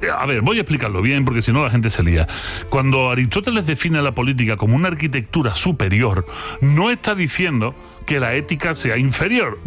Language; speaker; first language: Spanish; native; Spanish